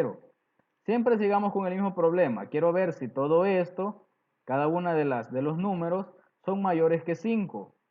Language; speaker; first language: Spanish; native; Spanish